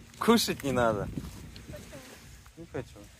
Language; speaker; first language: Russian; native; Russian